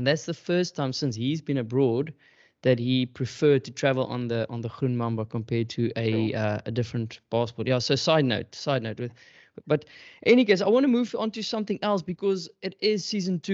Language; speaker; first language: English; non-native, local second language; Afrikaans